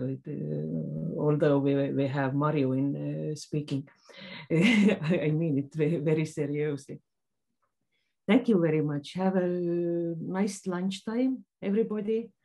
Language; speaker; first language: English; non-native, learner; Estonian